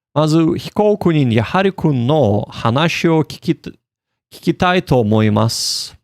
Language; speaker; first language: Japanese; non-native, learner; English